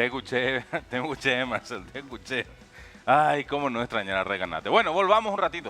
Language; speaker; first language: Spanish; native; Spanish